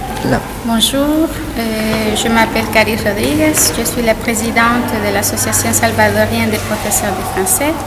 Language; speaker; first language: French; non-native, fluent; Spanish